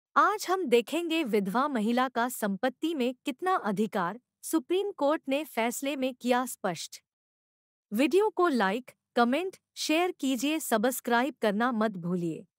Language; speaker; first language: Hindi; non-native, local second language; Marathi